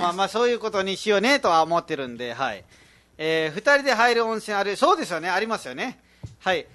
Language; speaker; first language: Japanese; non-native, fluent; Nepali